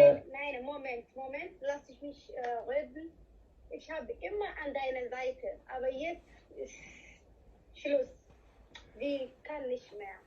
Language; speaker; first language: German; non-native, learner; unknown